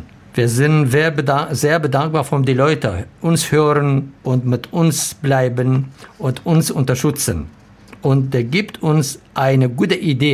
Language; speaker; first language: German; non-native, learner; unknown